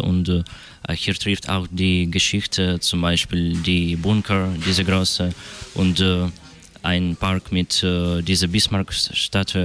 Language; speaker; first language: German; non-native, fluent; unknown